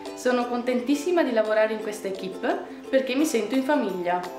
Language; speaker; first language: Italian; non-native, fluent; Albanian